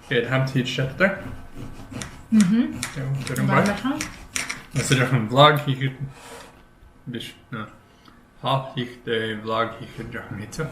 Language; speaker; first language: Mongolian; non-native, learner; English